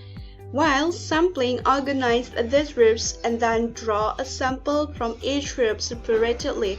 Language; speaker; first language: English; non-native, learner; Indonesian